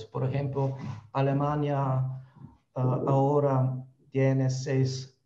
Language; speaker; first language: Spanish; non-native, fluent; Slovenian